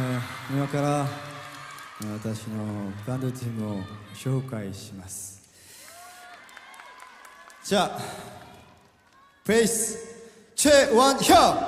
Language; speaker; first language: Japanese; non-native, fluent; Korean